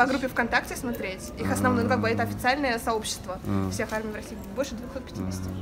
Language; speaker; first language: Russian; native; Russian